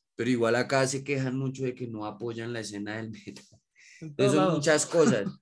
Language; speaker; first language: Spanish; native; Spanish